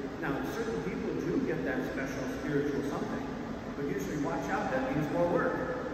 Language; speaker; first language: English; native; English